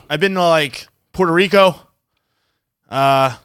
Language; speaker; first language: English; early bilingual, other home language; Italian